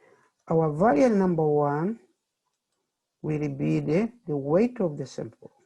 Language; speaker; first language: English; non-native, fluent; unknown